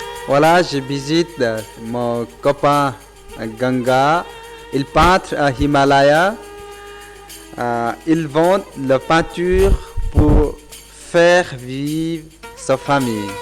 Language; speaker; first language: French; non-native, learner; Sherpa